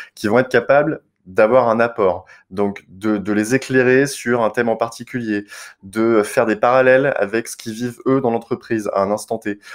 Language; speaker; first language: French; native; French